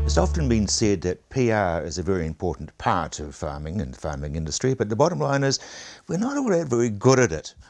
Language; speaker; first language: English; native; English